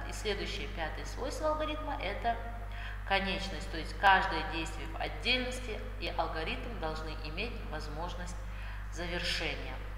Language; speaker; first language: Russian; non-native, local second language; Kazakh